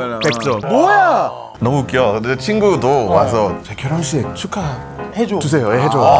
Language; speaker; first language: Korean; non-native, learner; English